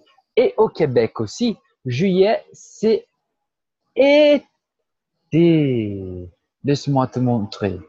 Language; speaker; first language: French; non-native, fluent; Portuguese